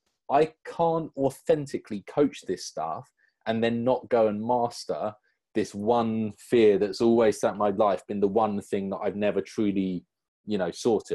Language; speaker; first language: English; native; English